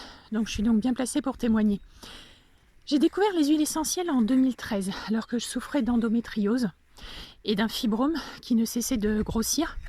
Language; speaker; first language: French; native; French